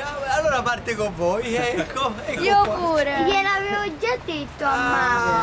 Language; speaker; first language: Italian; native; Italian